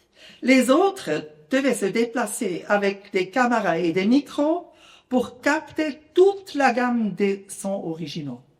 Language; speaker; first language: French; non-native, local second language; German